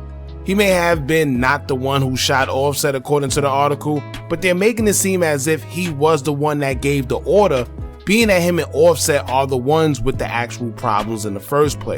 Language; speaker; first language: English; native; English